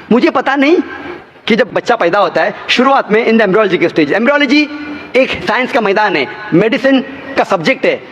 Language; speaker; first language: Hindi; non-native, local second language; Konkani